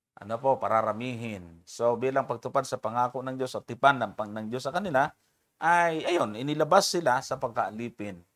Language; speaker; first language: Filipino; native; Filipino